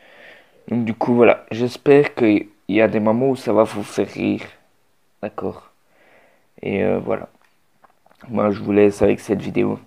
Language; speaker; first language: French; native; French